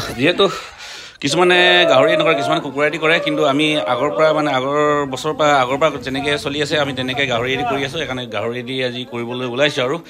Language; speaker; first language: Assamese; non-native, local second language; Mising